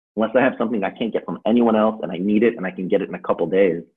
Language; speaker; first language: English; native; English